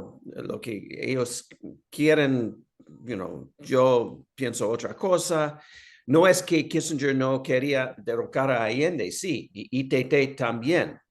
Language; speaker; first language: Spanish; non-native, fluent; English